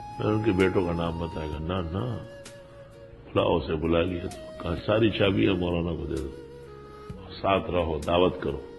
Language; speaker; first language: Urdu; non-native, local second language; Pashto